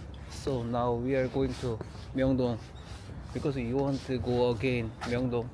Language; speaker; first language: English; non-native, learner; Korean